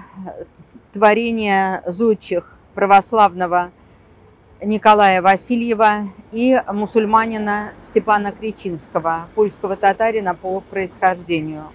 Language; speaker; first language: Russian; native; Russian